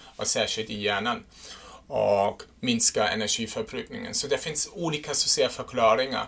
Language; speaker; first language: Swedish; non-native, fluent; German